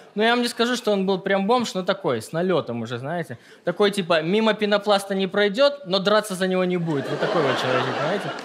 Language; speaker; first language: Russian; native; Russian